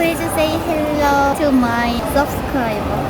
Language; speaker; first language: English; non-native, learner; Korean